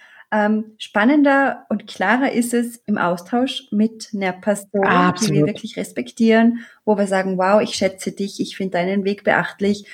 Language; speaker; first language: German; native; German